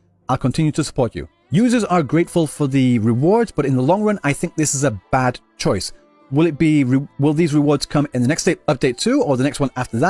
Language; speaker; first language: English; native; English